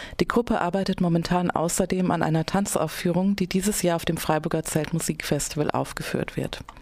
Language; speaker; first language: German; native; German